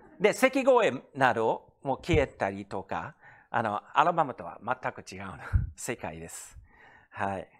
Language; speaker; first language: Japanese; non-native, fluent; English